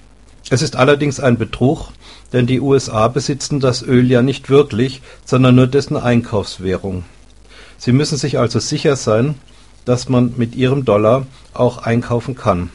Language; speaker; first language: German; native; German